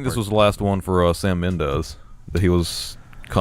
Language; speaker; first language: English; native; English